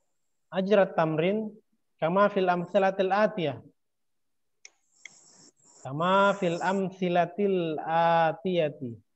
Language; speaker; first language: Arabic; non-native, fluent; Indonesian